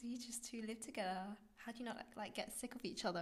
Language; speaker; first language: English; native; English